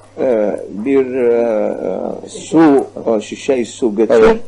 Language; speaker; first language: Turkish; non-native, learner; Arabic